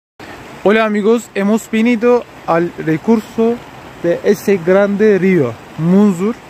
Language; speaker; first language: Spanish; non-native, learner; Turkish